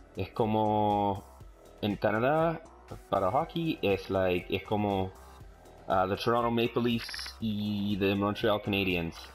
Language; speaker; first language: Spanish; early bilingual, heritage; Spanish